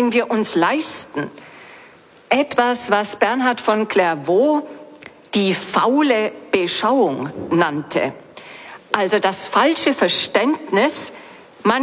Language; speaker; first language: German; native; German